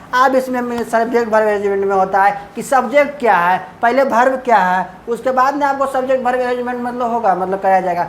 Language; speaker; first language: Hindi; native; Hindi